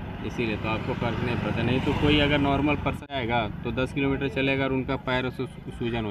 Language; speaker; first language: Hindi; native; Hindi